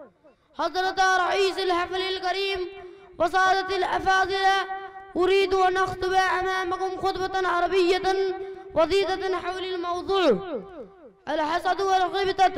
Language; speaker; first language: Arabic; non-native, learner; Urdu